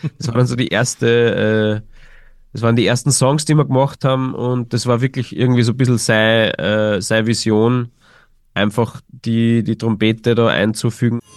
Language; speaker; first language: German; native; German